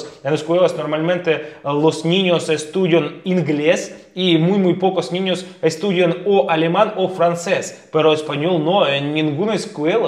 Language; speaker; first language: Spanish; non-native, fluent; Russian